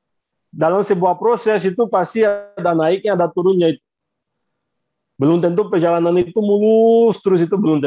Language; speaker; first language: Indonesian; non-native, fluent; Portuguese